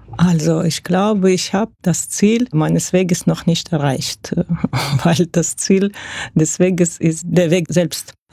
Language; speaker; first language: German; non-native, fluent; Russian